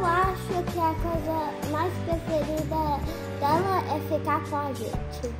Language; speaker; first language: Portuguese; early bilingual, heritage; Portuguese